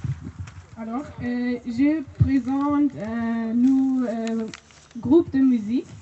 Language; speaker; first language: French; non-native, learner; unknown